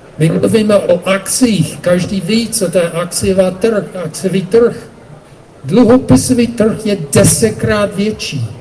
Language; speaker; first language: Czech; non-native, fluent; English